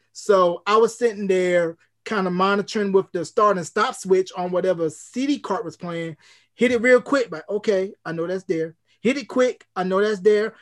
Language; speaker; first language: English; native; English